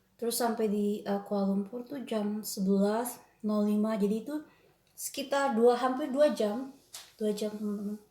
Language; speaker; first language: Indonesian; native; Indonesian